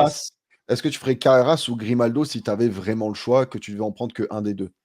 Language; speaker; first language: French; native; French